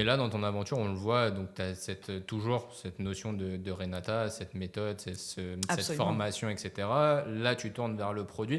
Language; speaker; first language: French; native; French